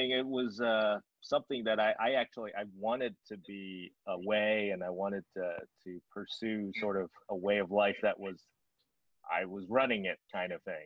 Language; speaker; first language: English; non-native, local second language; Cantonese